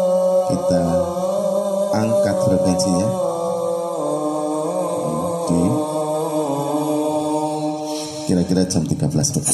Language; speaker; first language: Indonesian; native; Indonesian